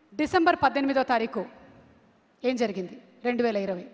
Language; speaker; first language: Telugu; native; Telugu